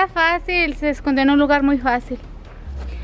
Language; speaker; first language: Spanish; native; Spanish